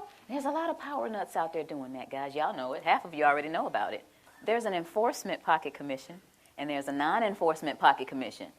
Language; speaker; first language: English; native; English